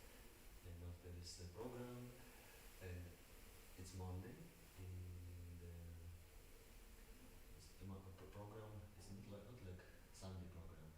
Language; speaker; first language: English; non-native, learner; Russian